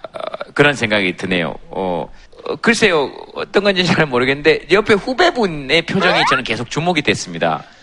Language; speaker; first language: Korean; native; Korean